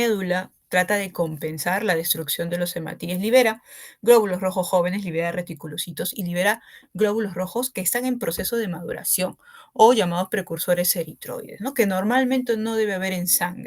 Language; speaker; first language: Spanish; native; Spanish